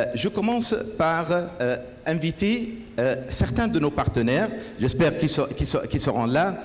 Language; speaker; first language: French; non-native, local second language; Arabic